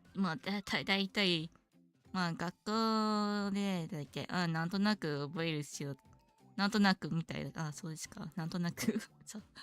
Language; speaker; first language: Japanese; non-native, learner; English